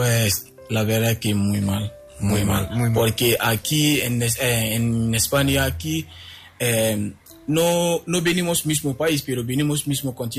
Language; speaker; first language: Spanish; non-native, fluent; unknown